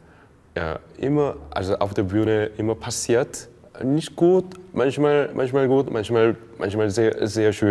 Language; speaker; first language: German; non-native, learner; Korean